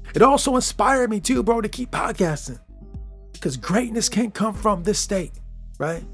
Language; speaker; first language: English; native; English